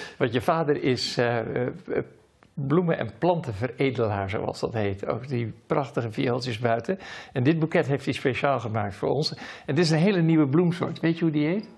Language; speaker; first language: Dutch; native; Dutch